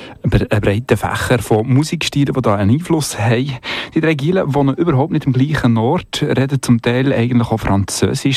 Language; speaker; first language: German; native; German